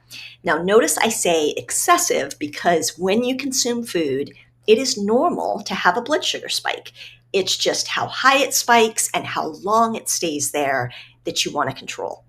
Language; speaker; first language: English; native; English